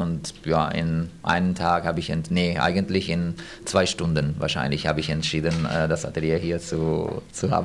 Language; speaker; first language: German; non-native, fluent; Italian